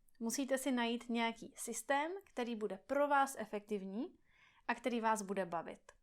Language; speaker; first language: Czech; native; Czech